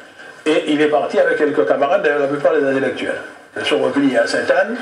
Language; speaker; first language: French; native; French